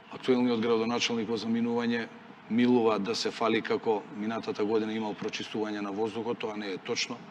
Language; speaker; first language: Macedonian; non-native, local second language; Albanian